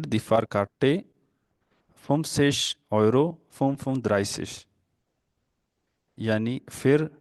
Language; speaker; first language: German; non-native, learner; Urdu